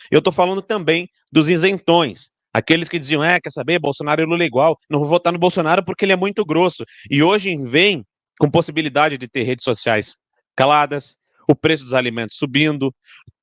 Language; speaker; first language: Portuguese; native; Portuguese